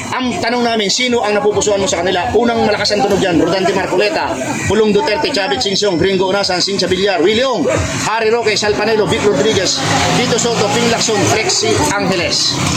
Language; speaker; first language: Filipino; non-native, local second language; Bikol